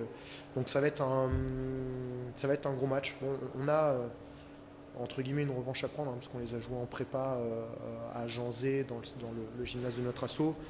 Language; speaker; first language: French; native; French